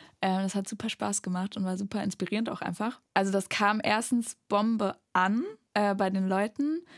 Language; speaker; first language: German; native; German